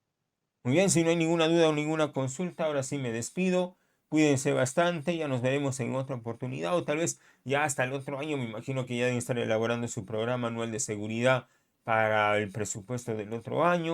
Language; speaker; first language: Spanish; native; Spanish